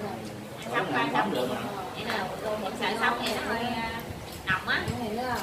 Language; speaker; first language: Vietnamese; native; Vietnamese